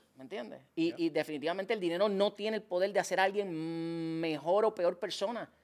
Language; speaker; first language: Spanish; native; Spanish